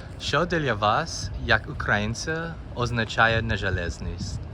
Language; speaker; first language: Ukrainian; non-native, fluent; English